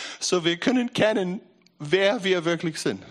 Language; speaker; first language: German; non-native, learner; English